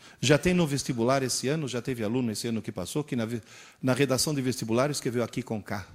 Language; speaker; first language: Portuguese; early bilingual, other home language; Italian